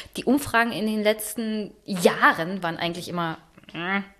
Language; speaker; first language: German; native; German